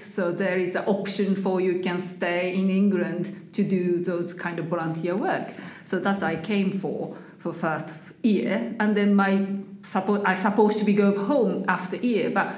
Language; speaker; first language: English; non-native, learner; Japanese